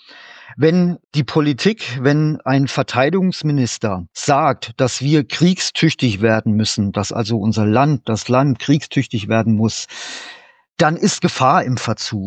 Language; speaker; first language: German; native; German